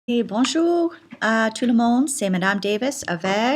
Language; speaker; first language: French; non-native, fluent; English